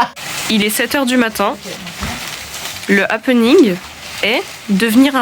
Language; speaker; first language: French; native; French